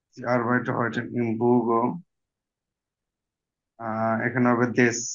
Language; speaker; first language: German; non-native, learner; Bangla